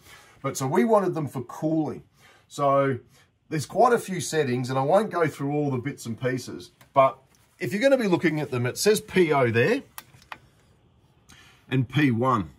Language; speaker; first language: English; native; English